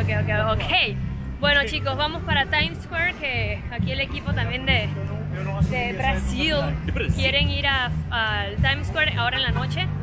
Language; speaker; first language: Spanish; native; Spanish